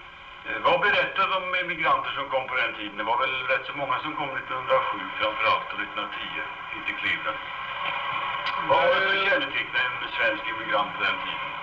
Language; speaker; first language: Swedish; native; Swedish